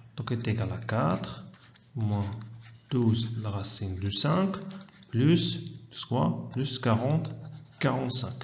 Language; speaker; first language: French; non-native, local second language; Arabic